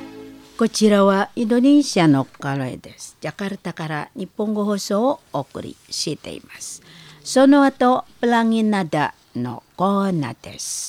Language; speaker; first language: Japanese; non-native, learner; Indonesian